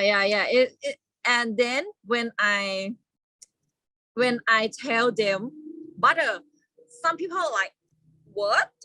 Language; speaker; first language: English; non-native, learner; Thai